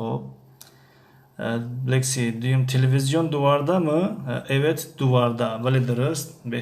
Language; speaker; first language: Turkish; non-native, fluent; Tajik